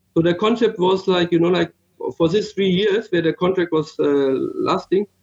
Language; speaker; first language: English; non-native, fluent; German